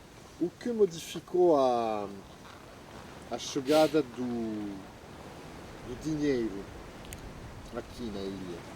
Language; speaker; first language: Portuguese; non-native, fluent; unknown